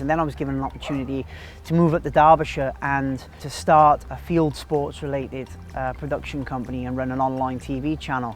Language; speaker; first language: English; native; English